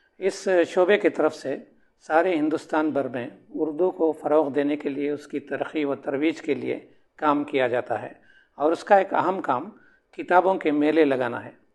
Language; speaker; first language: Urdu; native; Urdu